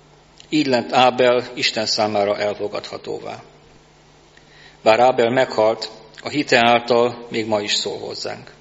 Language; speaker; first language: Hungarian; native; Hungarian